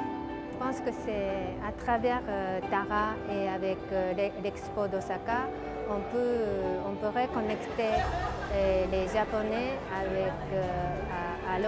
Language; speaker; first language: French; non-native, fluent; Japanese